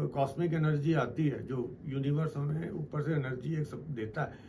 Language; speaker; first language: Hindi; non-native, local second language; Punjabi